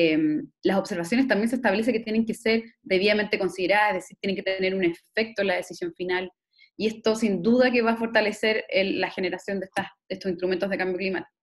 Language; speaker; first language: Spanish; native; Spanish